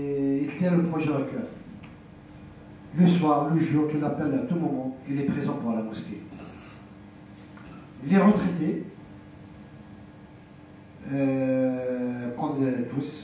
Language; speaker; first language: French; non-native, local second language; Arabic